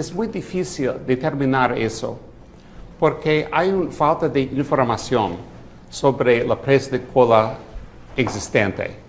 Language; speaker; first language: Spanish; non-native, fluent; English